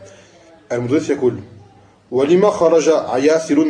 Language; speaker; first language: Arabic; non-native, fluent; French